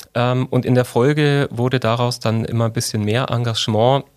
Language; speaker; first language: German; native; German